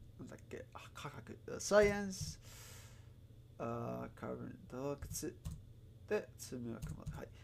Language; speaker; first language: Japanese; non-native, learner; Spanish